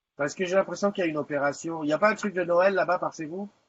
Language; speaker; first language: French; native; French